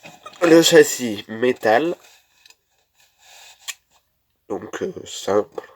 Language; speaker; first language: French; native; French